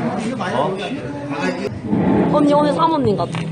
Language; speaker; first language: Korean; native; Korean